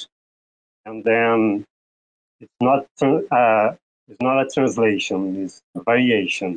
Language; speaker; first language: English; non-native, fluent; Portuguese